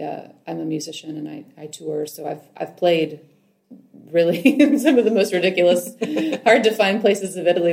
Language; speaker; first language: English; native; English